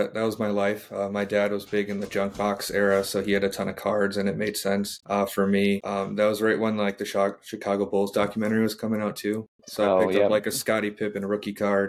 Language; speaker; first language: English; native; English